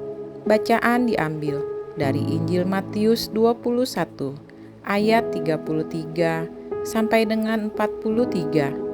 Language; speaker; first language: Indonesian; native; Indonesian